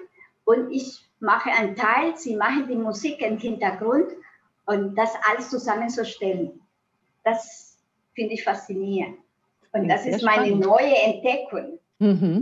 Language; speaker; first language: German; non-native, fluent; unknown